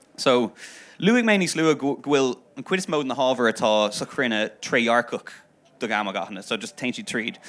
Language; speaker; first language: Irish; non-native, local second language; English